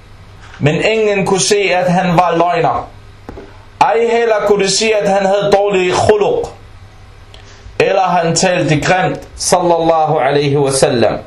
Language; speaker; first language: Danish; non-native, fluent; Arabic